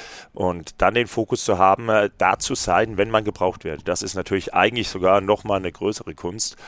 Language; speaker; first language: German; native; German